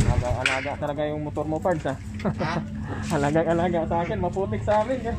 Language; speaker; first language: Filipino; native; Filipino